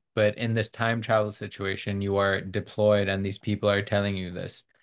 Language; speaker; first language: English; non-native, local second language; Urdu